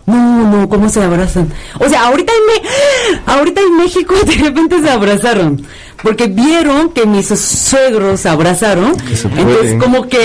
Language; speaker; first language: Spanish; non-native, fluent; Korean